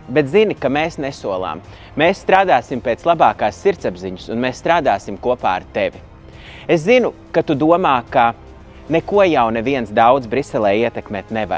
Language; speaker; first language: Latvian; native; Latvian